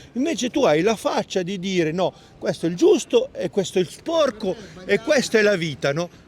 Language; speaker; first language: Italian; native; Italian